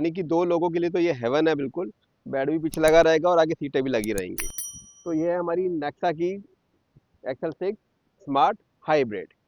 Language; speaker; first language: Hindi; native; Hindi